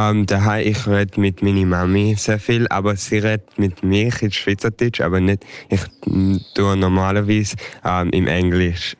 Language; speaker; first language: German; early bilingual, heritage; English